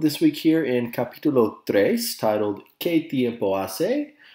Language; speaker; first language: Spanish; non-native, fluent; English